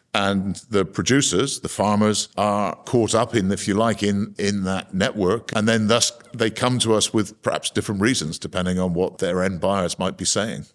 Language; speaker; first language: English; native; English